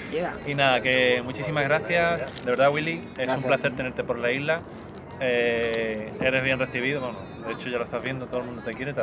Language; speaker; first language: Spanish; native; Spanish